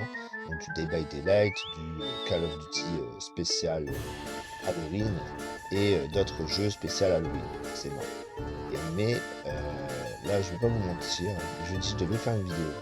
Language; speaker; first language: French; native; French